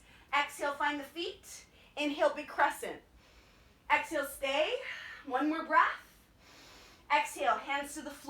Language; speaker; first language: English; native; English